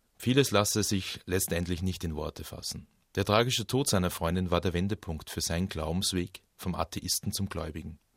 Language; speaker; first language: German; native; German